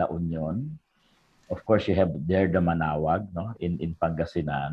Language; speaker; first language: English; non-native, local second language; Filipino